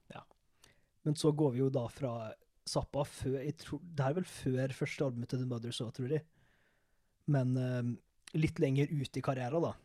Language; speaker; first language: Norwegian; native; Norwegian